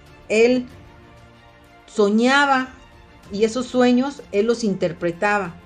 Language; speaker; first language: Spanish; native; Spanish